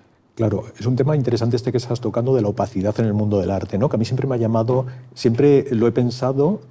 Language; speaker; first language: Spanish; native; Spanish